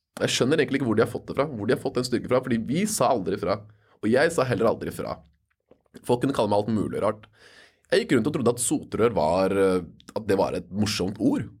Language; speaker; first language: Norwegian; native; Norwegian